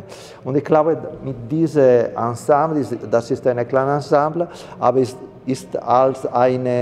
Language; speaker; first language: German; non-native, learner; Italian